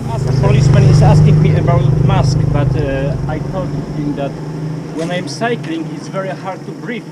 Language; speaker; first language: English; non-native, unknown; Polish